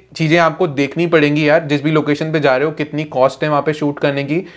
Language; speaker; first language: Hindi; native; Hindi